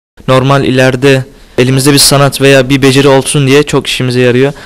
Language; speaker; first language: Turkish; native; Turkish